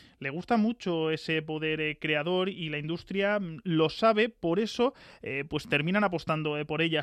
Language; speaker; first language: Spanish; native; Spanish